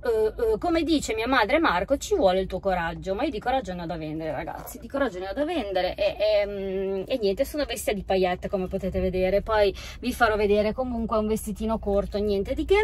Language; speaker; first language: Italian; native; Italian